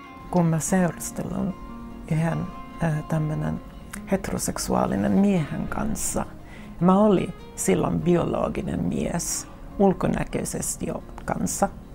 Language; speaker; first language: Finnish; non-native, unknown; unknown